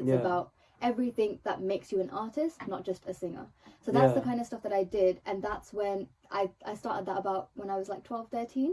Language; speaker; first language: English; non-native, local second language; Telugu